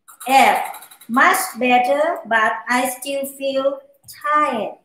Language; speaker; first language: English; non-native, learner; Thai